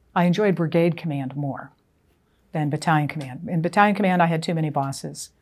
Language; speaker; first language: English; native; English